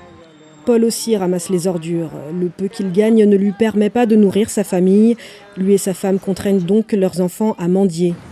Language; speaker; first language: French; native; French